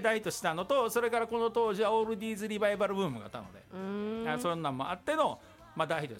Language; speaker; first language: Japanese; native; Japanese